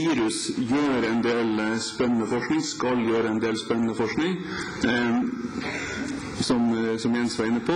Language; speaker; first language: Norwegian; native; Norwegian